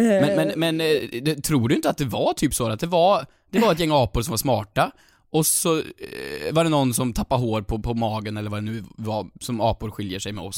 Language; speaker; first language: Swedish; native; Swedish